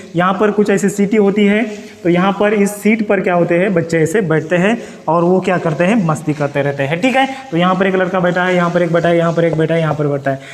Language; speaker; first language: Hindi; non-native, local second language; Marathi